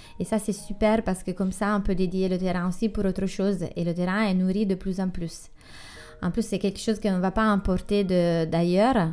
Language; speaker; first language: French; non-native, fluent; Italian